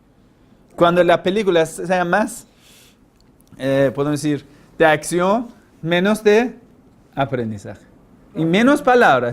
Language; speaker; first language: Spanish; non-native, fluent; Persian